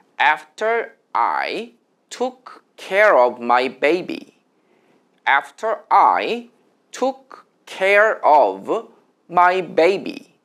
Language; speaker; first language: English; non-native, fluent; Korean